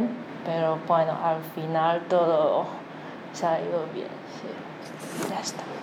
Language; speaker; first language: Spanish; non-native, fluent; Chinese